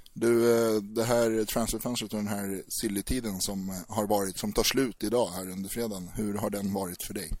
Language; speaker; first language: Swedish; native; Swedish